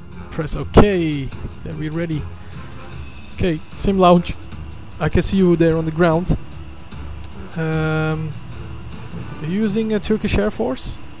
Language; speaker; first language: English; non-native, fluent; Turkish